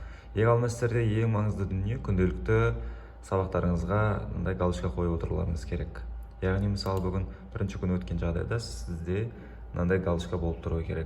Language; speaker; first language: Kazakh; native; Kazakh